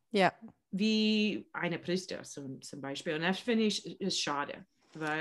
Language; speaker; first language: German; non-native, learner; English